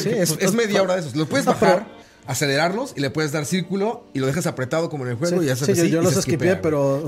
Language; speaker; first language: Spanish; native; Spanish